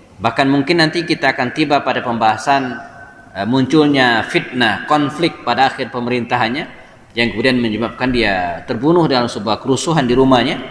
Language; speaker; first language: Indonesian; native; Indonesian